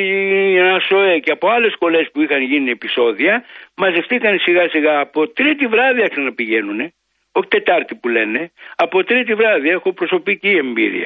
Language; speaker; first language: Greek; native; Greek